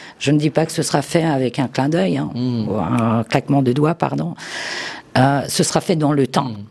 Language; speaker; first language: French; early bilingual, other home language; Turkish